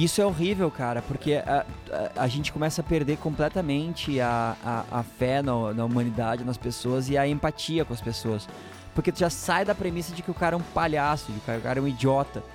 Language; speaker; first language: Portuguese; native; Portuguese